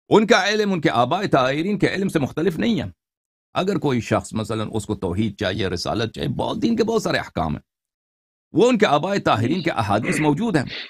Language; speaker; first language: Urdu; non-native, fluent; Persian